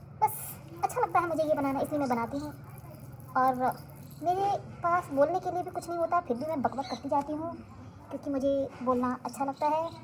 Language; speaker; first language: Hindi; native; Hindi